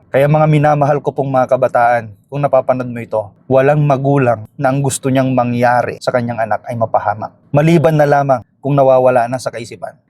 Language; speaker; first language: Filipino; non-native, local second language; Iloko